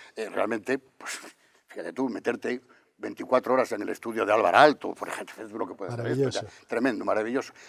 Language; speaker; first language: Spanish; native; Spanish